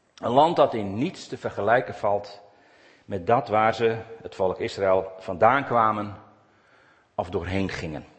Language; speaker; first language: Dutch; native; Dutch